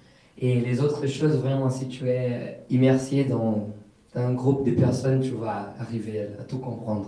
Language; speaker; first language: French; non-native, fluent; Portuguese